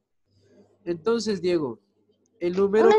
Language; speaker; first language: Spanish; native; Spanish